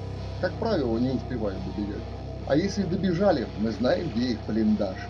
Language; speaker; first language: Russian; native; Russian